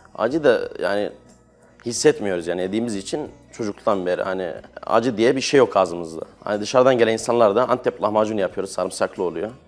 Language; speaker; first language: Turkish; native; Turkish